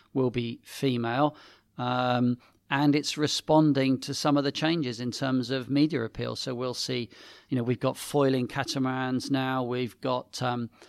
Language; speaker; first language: English; native; English